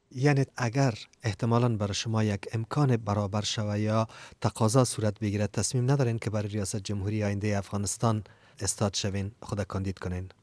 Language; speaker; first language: Persian; native; Persian